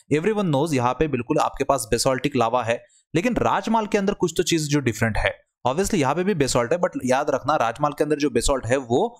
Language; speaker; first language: Hindi; non-native, local second language; Marathi